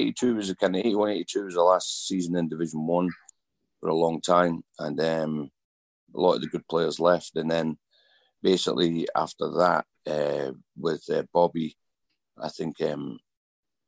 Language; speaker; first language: English; native; English